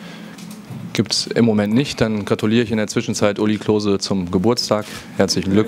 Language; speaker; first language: German; native; German